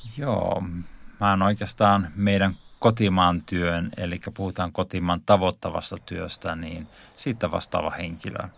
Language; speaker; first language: Finnish; native; Finnish